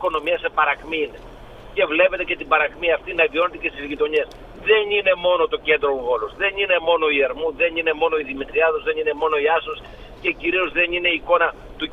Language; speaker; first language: Greek; native; Greek